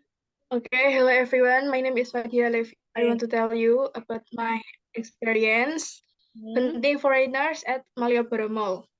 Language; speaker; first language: English; non-native, learner; Indonesian